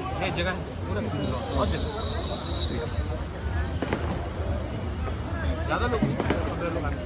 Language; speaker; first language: Hindi; non-native, local second language; Kok Borok